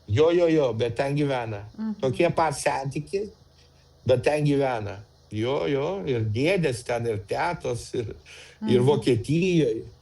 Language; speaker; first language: Lithuanian; non-native, local second language; Russian